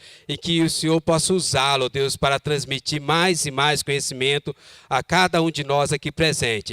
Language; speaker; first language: Portuguese; native; Portuguese